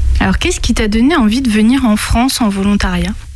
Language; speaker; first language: French; native; French